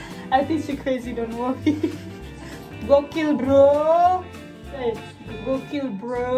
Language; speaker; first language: English; non-native, learner; Indonesian